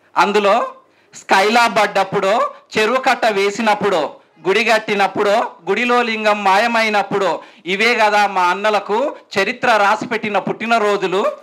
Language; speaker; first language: Telugu; native; Telugu